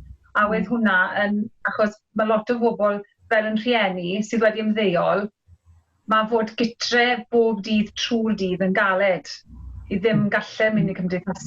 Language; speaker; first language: Welsh; native; Welsh